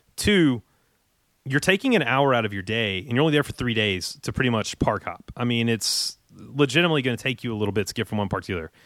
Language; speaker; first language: English; native; English